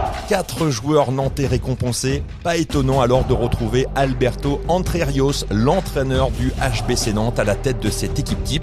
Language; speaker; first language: French; native; French